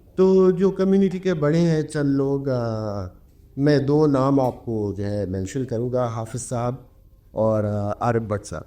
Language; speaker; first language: Urdu; early bilingual, heritage; Urdu